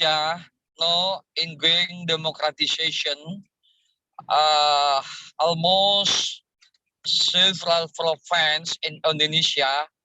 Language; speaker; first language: English; non-native, learner; Indonesian